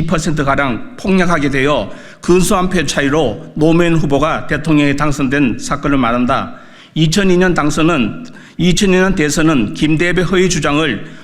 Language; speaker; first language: Korean; native; Korean